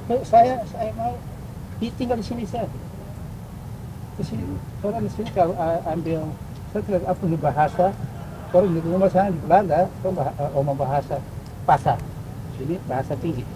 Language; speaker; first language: Indonesian; early bilingual, heritage; Indonesian